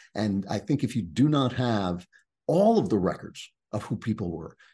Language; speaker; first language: English; native; English